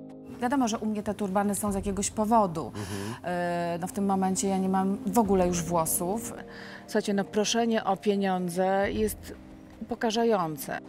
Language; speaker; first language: Polish; native; Polish